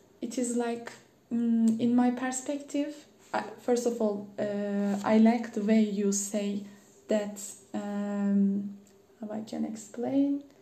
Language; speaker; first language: English; non-native, learner; Turkish